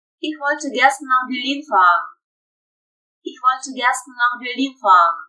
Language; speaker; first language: German; non-native, fluent; Russian